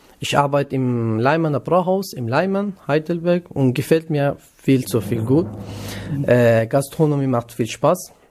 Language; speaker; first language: German; non-native, learner; Kurdish